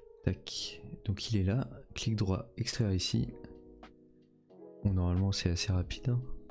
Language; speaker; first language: French; native; French